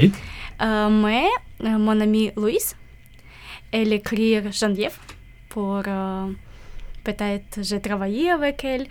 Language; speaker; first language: French; non-native, learner; Ukrainian